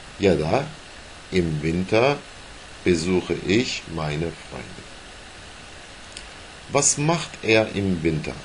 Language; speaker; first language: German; non-native, fluent; Turkish